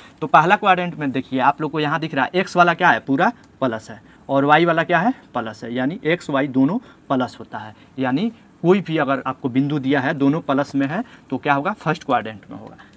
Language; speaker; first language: Hindi; native; Hindi